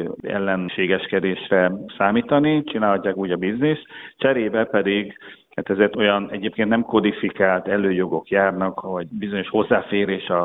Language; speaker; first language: Hungarian; native; Hungarian